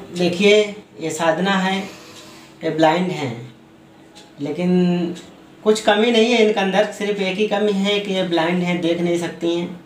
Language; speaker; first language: Hindi; native; Hindi